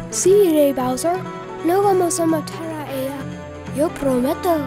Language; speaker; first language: Spanish; non-native, learner; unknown